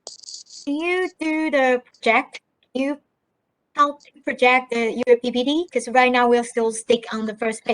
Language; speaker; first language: English; non-native, learner; Chinese